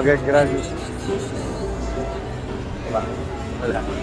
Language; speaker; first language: Spanish; non-native, learner; English